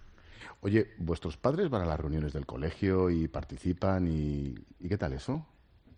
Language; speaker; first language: Spanish; native; Spanish